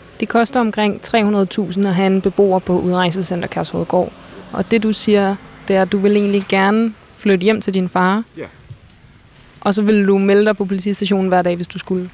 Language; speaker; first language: Danish; native; Danish